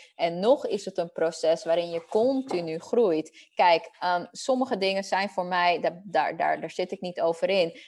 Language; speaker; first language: Dutch; early bilingual, other home language; Spanish